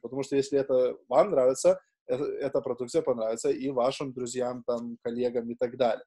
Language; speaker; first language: Russian; non-native, fluent; Lithuanian